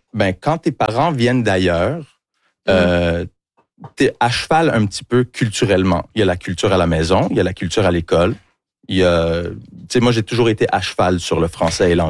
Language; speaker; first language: French; early bilingual, other home language; English